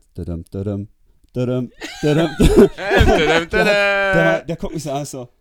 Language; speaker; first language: German; early bilingual, heritage; German